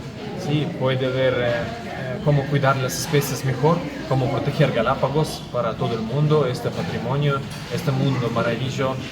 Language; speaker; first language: Spanish; non-native, learner; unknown